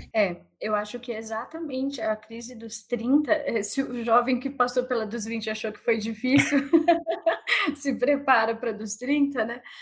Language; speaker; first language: Portuguese; native; Portuguese